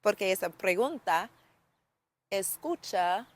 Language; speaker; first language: Spanish; non-native, fluent; English